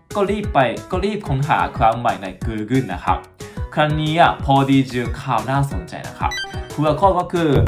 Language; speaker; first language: Thai; non-native, fluent; Japanese